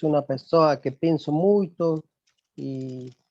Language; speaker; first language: Portuguese; non-native, fluent; Spanish